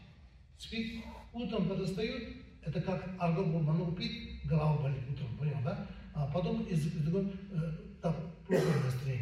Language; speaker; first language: Russian; non-native, learner; Tibetan